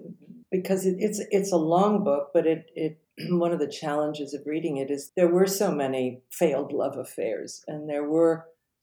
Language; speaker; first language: English; native; English